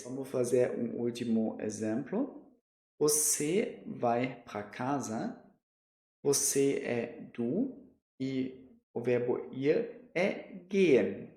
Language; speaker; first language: Portuguese; non-native, fluent; German